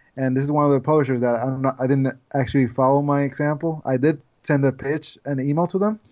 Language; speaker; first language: English; non-native, fluent; Spanish